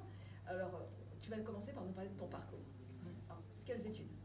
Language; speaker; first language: French; native; French